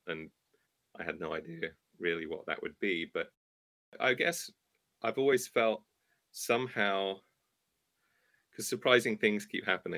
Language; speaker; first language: English; native; English